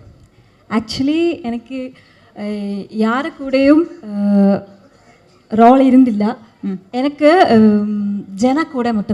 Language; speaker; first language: Tamil; non-native, learner; Malayalam